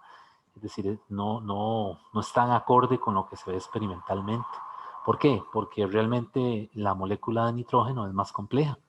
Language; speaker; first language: Spanish; native; Spanish